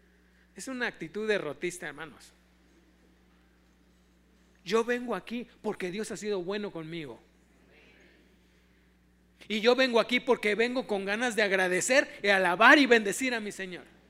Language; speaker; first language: Spanish; native; Spanish